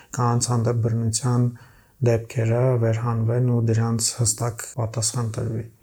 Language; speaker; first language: Armenian; native; Armenian